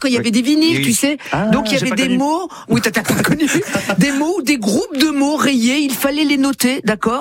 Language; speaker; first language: French; native; French